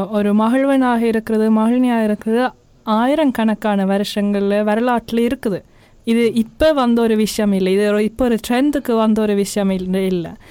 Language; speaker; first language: Tamil; early bilingual, heritage; Tamil